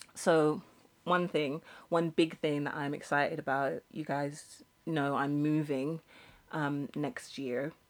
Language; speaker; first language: English; native; English